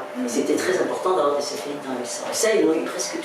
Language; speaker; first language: French; native; French